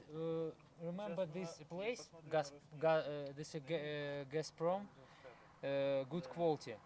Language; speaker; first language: English; non-native, learner; Russian